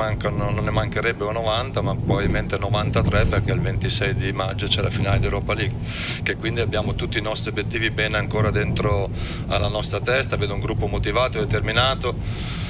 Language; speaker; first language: Italian; native; Italian